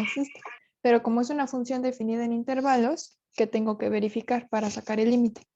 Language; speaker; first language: Spanish; native; Spanish